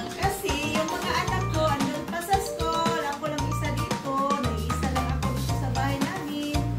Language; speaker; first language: Filipino; non-native, local second language; Cebuano